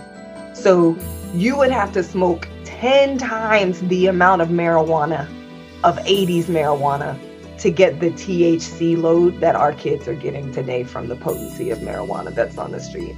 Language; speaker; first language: English; native; English